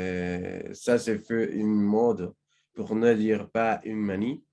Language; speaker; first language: French; non-native, learner; Spanish